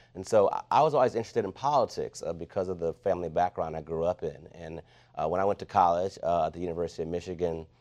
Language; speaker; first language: English; native; English